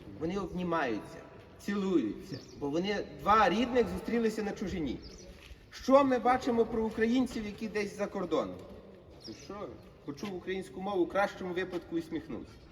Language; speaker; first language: Ukrainian; native; Ukrainian